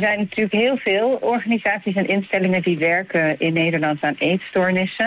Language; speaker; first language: Dutch; native; Dutch